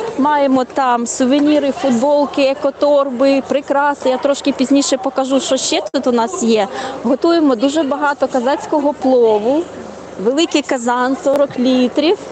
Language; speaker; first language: Ukrainian; native; Ukrainian